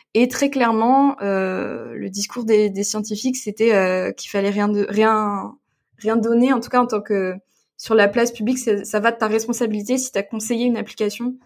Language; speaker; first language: French; native; French